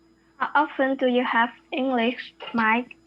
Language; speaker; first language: English; non-native, learner; Vietnamese